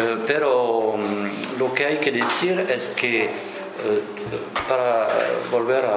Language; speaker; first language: Spanish; non-native, fluent; French